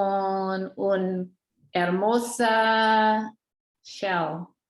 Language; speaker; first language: Spanish; non-native, learner; English